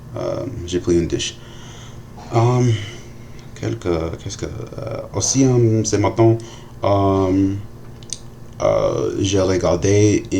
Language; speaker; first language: French; non-native, learner; English